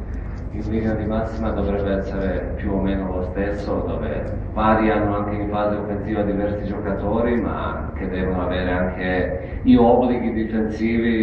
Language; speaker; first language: Italian; non-native, fluent; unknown